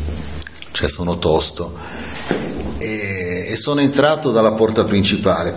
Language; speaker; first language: Italian; native; Italian